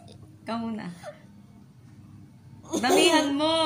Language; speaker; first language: Filipino; native; Filipino